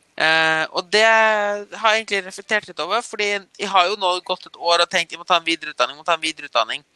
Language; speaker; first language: Norwegian; early bilingual, other home language; German